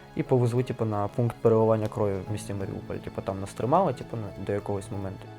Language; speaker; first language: Ukrainian; native; Ukrainian